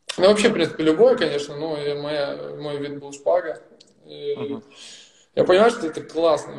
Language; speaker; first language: Russian; native; Russian